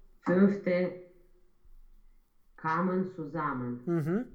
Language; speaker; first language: German; non-native, learner; Romanian